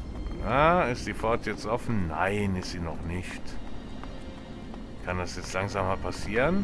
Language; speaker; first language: German; native; German